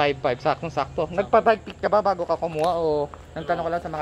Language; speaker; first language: Filipino; native; Filipino